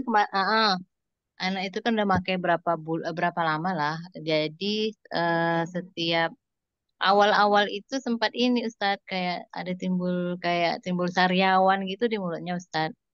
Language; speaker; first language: Malay; native; Malay